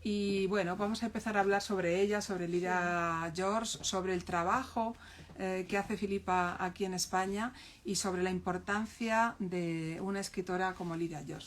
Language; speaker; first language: Spanish; native; Spanish